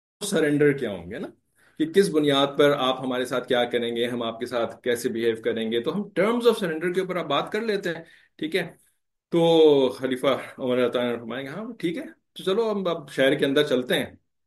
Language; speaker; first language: Hindi; native; Hindi